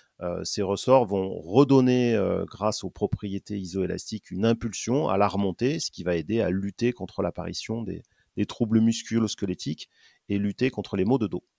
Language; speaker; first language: French; native; French